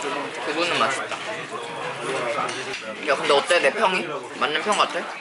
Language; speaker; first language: Korean; native; Korean